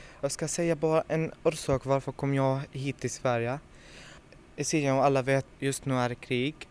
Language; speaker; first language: Swedish; non-native, learner; Arabic